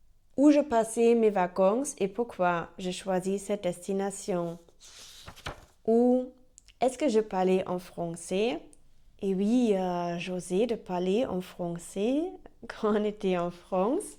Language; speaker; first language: French; non-native, learner; German